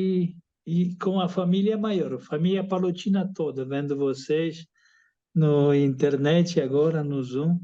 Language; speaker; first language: Portuguese; non-native, fluent; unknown